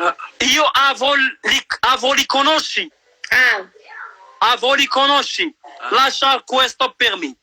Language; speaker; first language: Italian; non-native, learner; Arabic